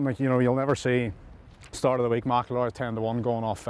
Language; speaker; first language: English; native; English